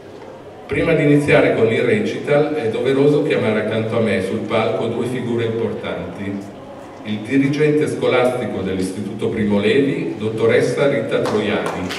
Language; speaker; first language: Italian; native; Italian